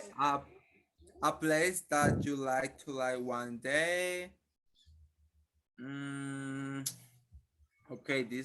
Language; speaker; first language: English; non-native, learner; Spanish